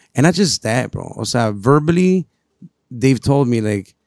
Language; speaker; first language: English; early bilingual, other home language; Spanish